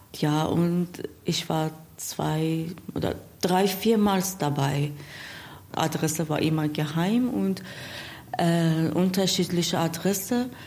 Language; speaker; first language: German; non-native, learner; Persian